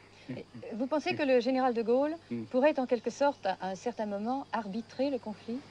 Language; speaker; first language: French; native; French